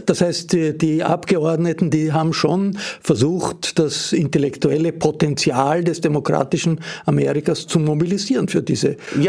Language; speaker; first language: German; native; German